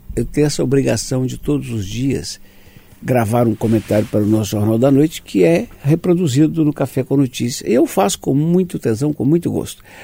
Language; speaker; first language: Portuguese; native; Portuguese